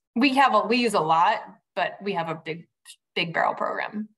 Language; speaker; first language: English; native; English